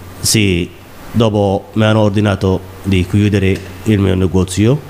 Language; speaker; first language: Italian; non-native, learner; Somali